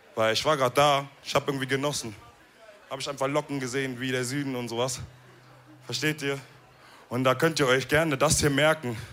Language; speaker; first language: German; early bilingual, other home language; Wolof